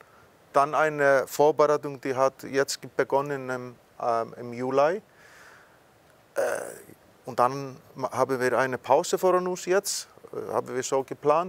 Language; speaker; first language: German; non-native, fluent; Icelandic